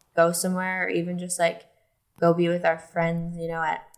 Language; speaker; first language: English; native; English